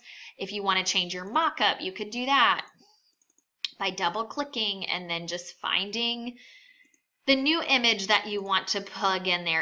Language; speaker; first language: English; native; English